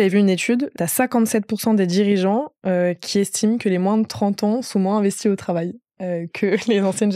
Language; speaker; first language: French; native; French